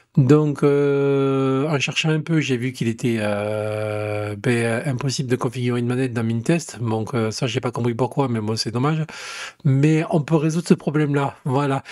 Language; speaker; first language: French; native; French